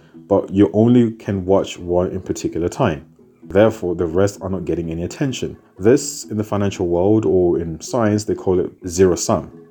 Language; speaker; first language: English; native; English